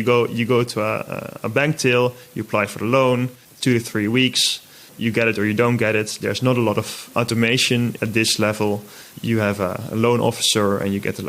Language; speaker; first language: English; non-native, fluent; Dutch